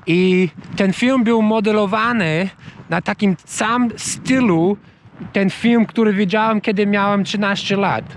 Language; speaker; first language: Polish; non-native, learner; English